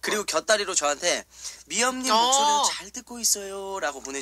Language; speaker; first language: Korean; native; Korean